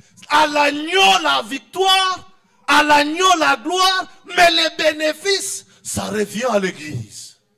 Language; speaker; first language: French; non-native, local second language; Swahili